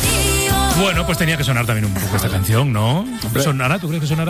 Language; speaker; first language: Spanish; native; Spanish